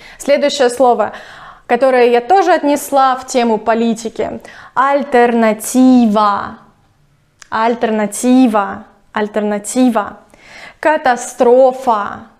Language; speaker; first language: Russian; native; Russian